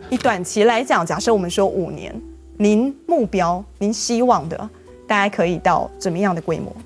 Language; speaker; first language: Chinese; native; Chinese